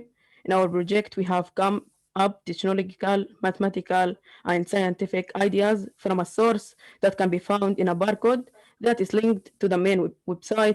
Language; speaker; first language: English; non-native, learner; Arabic